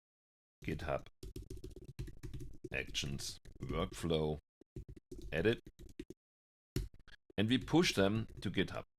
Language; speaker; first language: English; non-native, fluent; German